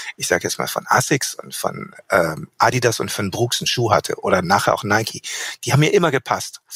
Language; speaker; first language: German; native; German